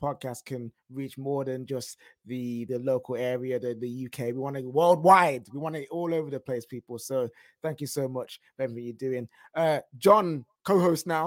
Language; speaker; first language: English; native; English